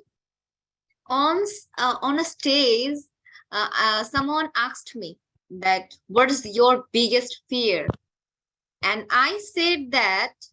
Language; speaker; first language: English; non-native, fluent; Bangla